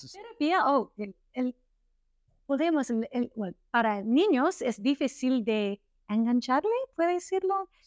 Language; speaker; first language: Spanish; non-native, learner; English